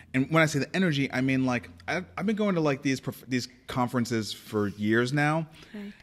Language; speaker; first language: English; native; English